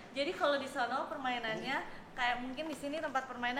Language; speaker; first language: Indonesian; native; Indonesian